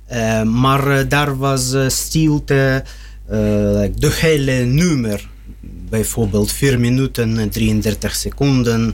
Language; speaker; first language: Dutch; non-native, learner; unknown